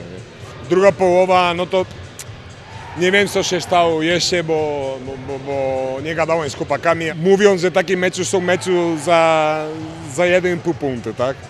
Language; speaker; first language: Polish; non-native, fluent; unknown